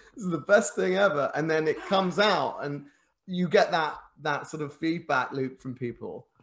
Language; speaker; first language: English; native; English